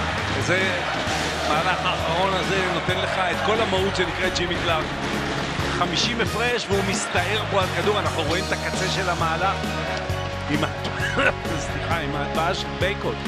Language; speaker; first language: Hebrew; native; Hebrew